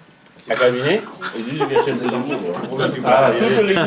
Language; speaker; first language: French; native; French